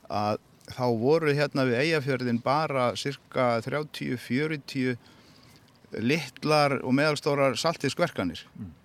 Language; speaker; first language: Icelandic; non-native, fluent; Polish